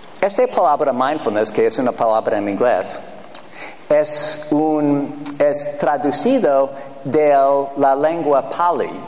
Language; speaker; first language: Spanish; non-native, fluent; English